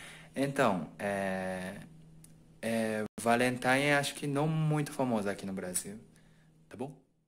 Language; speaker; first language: Portuguese; non-native, learner; Japanese